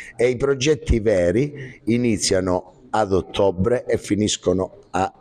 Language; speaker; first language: Italian; native; Italian